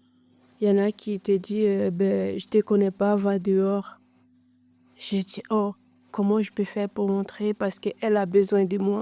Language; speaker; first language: French; non-native, learner; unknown